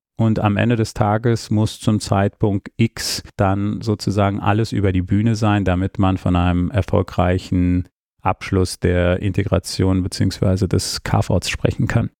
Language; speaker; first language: German; early bilingual, other home language; Armenian